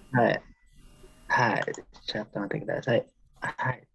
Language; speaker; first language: Japanese; non-native, learner; Indonesian